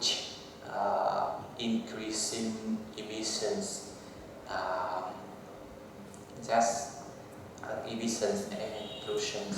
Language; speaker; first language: English; non-native, learner; Vietnamese